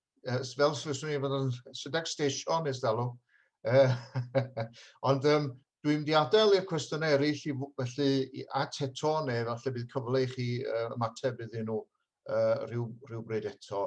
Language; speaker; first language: Welsh; native; Welsh